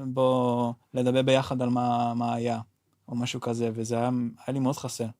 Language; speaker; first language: Hebrew; non-native, fluent; Dutch